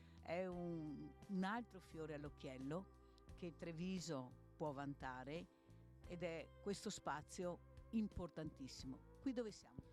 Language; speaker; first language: Italian; native; Italian